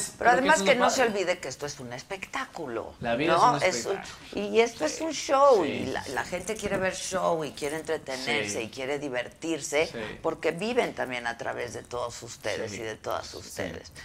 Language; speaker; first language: Spanish; native; Spanish